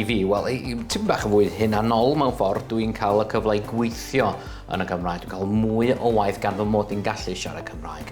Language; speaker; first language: Welsh; native; Welsh